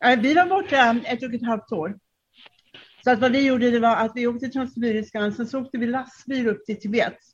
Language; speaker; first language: Swedish; non-native, fluent; Czech